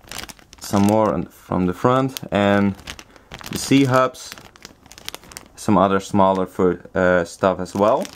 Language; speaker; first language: English; non-native, fluent; Dutch